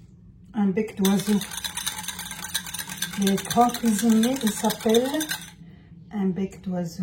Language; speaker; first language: French; non-native, fluent; Arabic